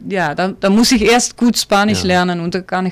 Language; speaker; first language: German; non-native, learner; Dutch